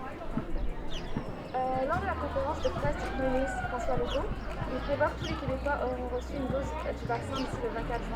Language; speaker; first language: French; native; French